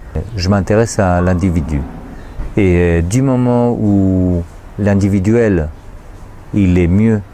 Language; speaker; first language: French; non-native, fluent; Spanish